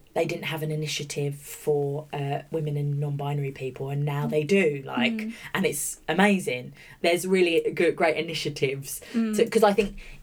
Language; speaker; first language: English; native; English